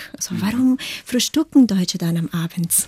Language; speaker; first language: German; non-native, fluent; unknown